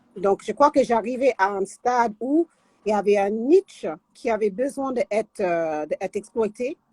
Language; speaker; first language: French; non-native, fluent; English